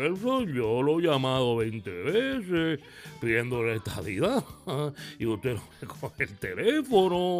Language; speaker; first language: Spanish; native; Spanish